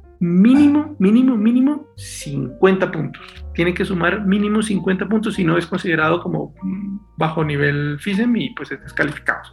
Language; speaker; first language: Spanish; native; Spanish